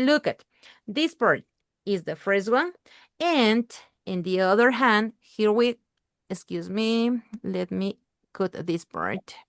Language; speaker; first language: English; non-native, learner; Spanish